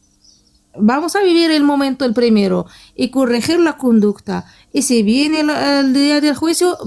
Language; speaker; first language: Spanish; non-native, fluent; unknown